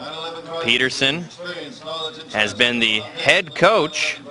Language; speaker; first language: English; native; English